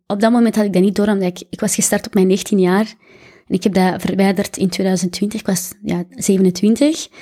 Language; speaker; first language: Dutch; early bilingual, other home language; Arabic